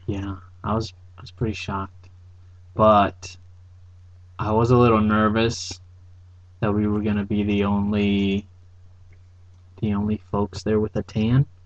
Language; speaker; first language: English; early bilingual, other home language; Spanish